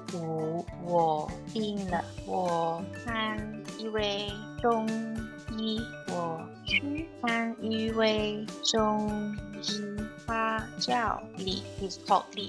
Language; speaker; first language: Chinese; non-native, learner; English